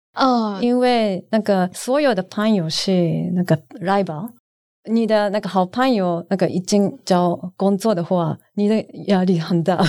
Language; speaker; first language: Chinese; non-native, learner; Japanese